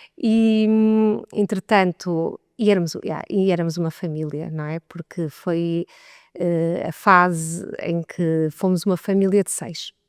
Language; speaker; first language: Portuguese; native; Portuguese